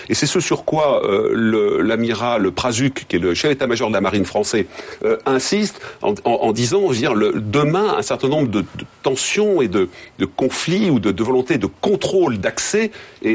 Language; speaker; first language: French; native; French